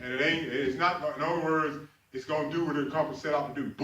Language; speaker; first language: English; native; English